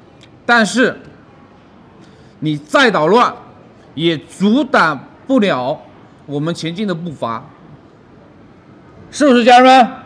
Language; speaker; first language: Chinese; native; Chinese